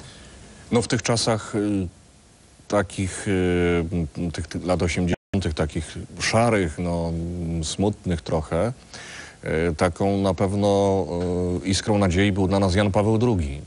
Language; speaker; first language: Polish; native; Polish